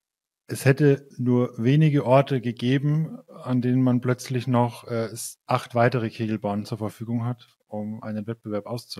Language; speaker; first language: German; native; German